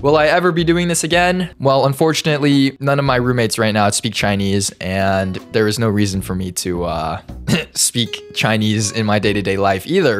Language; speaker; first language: English; early bilingual, other home language; Chinese